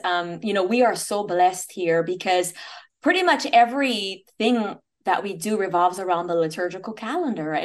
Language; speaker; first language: English; native; English